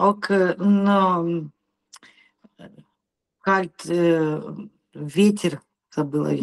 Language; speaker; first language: Swedish; non-native, learner; Russian